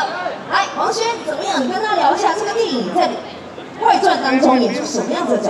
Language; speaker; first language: Chinese; native; Chinese